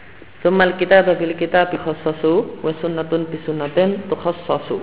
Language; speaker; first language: Arabic; non-native, fluent; Indonesian